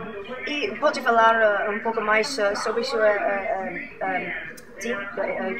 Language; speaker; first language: Portuguese; non-native, learner; English